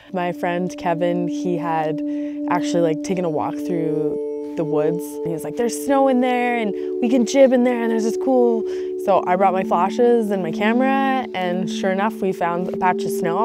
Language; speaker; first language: English; native; English